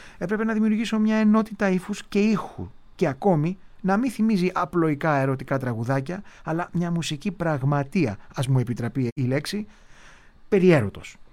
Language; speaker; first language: Greek; native; Greek